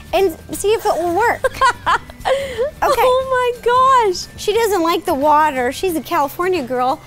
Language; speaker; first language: English; native; English